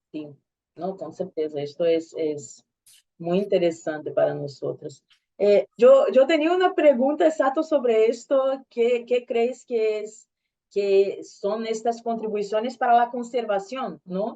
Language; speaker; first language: Spanish; non-native, learner; Portuguese